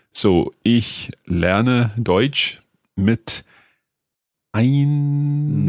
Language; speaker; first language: German; non-native, learner; English